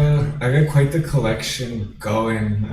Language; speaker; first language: English; native; English